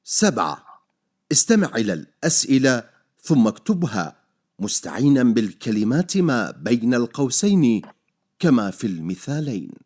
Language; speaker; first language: Arabic; non-native, fluent; Turkish